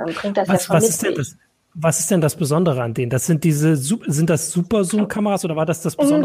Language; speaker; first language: German; native; German